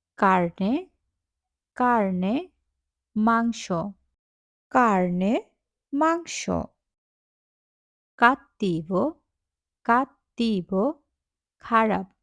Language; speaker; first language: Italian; non-native, learner; Bangla